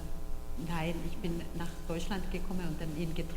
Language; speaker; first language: German; non-native, fluent; Korean